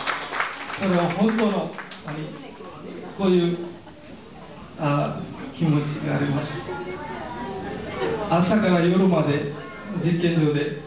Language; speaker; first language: Japanese; non-native, fluent; Marathi